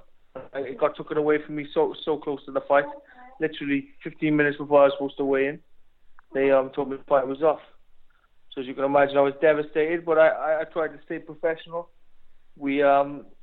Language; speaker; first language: English; native; English